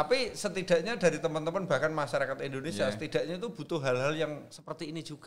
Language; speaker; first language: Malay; non-native, local second language; Javanese